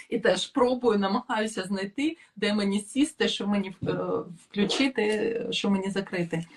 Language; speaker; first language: Ukrainian; non-native, local second language; Russian